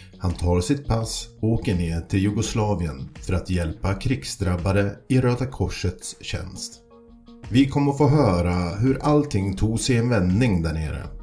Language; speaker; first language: Swedish; native; Swedish